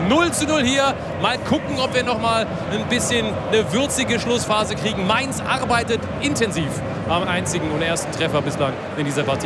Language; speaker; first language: German; native; German